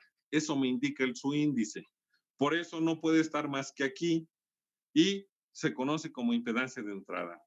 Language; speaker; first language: Spanish; native; Spanish